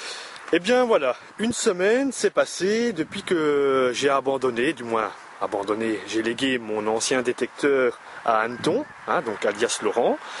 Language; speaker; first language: French; native; French